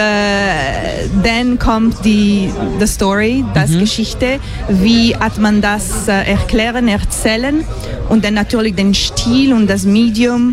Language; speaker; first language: German; non-native, learner; English